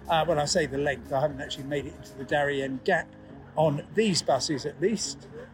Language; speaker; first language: English; native; English